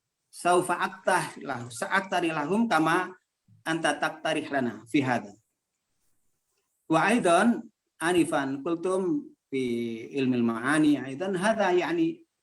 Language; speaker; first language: Arabic; non-native, fluent; Indonesian